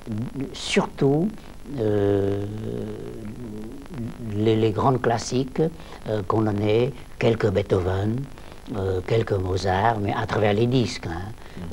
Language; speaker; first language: French; non-native, local second language; Vietnamese